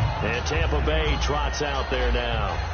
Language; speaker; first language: English; native; English